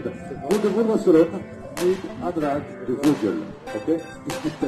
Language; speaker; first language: Dutch; non-native, local second language; French